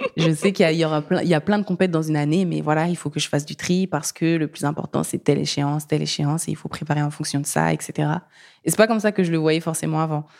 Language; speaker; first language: French; early bilingual, other home language; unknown